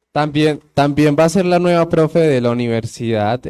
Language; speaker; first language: Spanish; native; Spanish